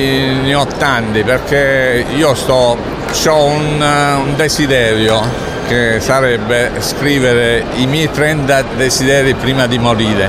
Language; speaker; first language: Italian; native; Italian